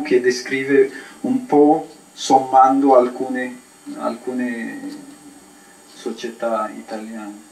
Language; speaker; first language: Italian; non-native, fluent; Amharic